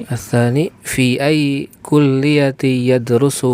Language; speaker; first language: Arabic; non-native, learner; Indonesian